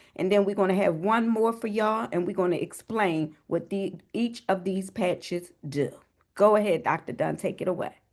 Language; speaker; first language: English; native; English